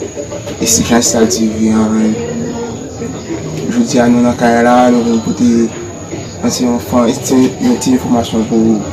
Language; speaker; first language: French; non-native, learner; Haitian Creole